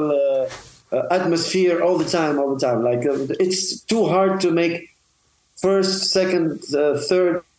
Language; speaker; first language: English; non-native, fluent; Arabic